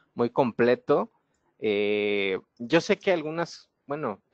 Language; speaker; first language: Spanish; native; Spanish